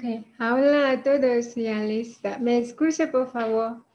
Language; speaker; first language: Spanish; non-native, learner; Chinese